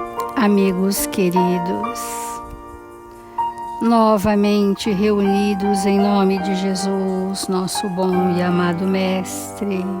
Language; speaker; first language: Portuguese; native; Portuguese